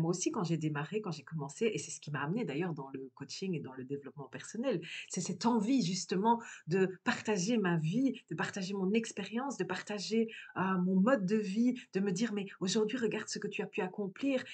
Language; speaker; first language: French; native; French